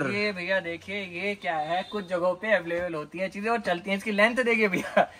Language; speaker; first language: Hindi; native; Hindi